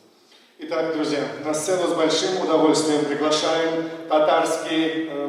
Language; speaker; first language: Russian; native; Russian